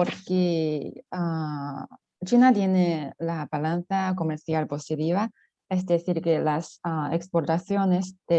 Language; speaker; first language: Spanish; non-native, fluent; Chinese